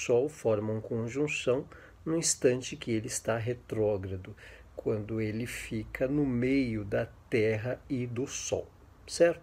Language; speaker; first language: Portuguese; native; Portuguese